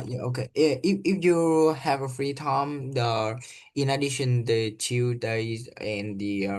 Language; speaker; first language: English; non-native, learner; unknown